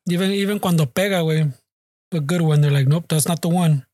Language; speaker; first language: English; early bilingual, other home language; Spanish